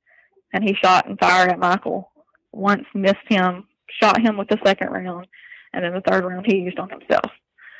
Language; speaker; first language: English; native; English